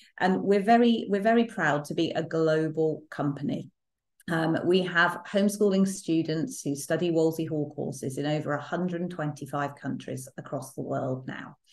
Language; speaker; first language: English; native; English